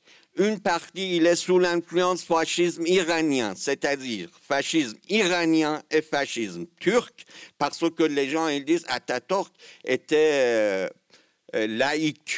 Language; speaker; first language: French; non-native, fluent; Kurdish